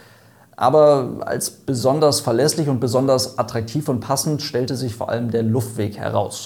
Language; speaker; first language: German; native; German